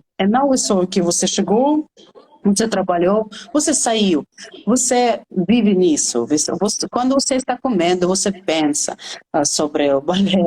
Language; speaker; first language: Portuguese; non-native, fluent; Russian